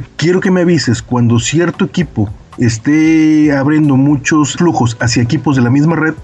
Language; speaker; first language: Spanish; native; Spanish